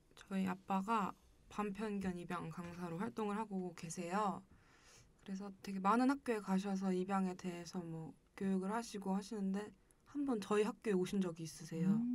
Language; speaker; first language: Korean; native; Korean